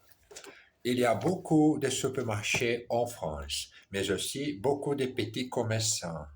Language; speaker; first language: French; non-native, learner; Portuguese